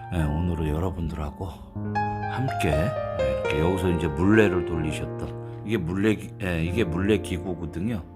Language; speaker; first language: Korean; native; Korean